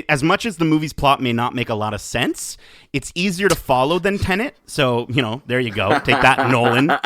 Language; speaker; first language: English; native; English